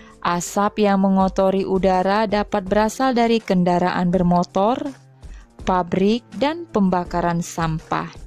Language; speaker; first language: Indonesian; native; Indonesian